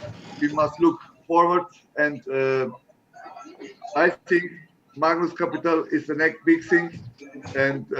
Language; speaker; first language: English; non-native, learner; Turkish